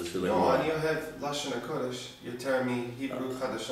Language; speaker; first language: Hebrew; non-native, learner; English